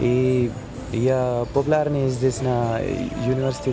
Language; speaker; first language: Russian; non-native, learner; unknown